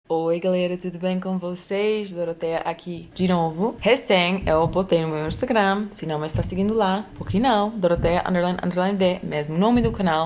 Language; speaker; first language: Portuguese; non-native, fluent; English